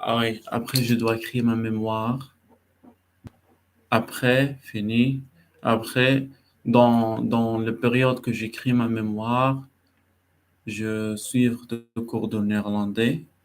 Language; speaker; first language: French; non-native, learner; Arabic